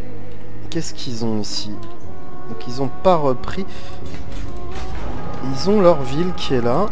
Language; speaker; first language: French; native; French